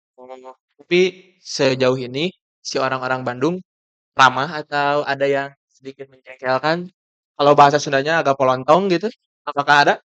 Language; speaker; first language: Indonesian; native; Indonesian